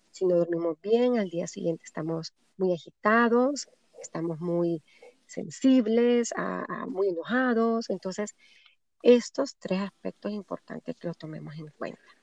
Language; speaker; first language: Spanish; native; Spanish